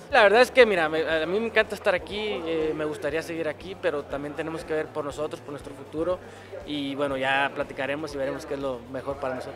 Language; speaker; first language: Spanish; native; Spanish